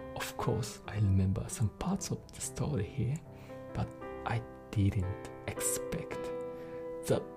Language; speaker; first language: English; non-native, fluent; Japanese